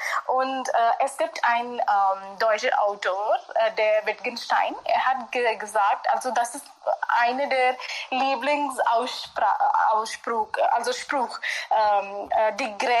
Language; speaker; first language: German; non-native, fluent; Hindi